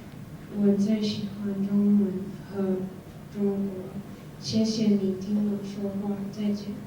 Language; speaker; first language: Chinese; non-native, learner; English